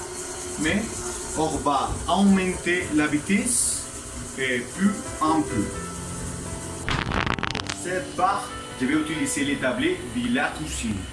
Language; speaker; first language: French; non-native, learner; Spanish